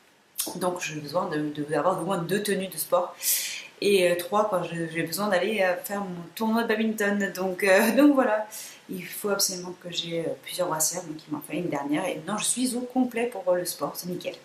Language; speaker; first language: French; native; French